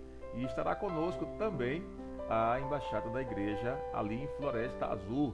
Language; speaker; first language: Portuguese; native; Portuguese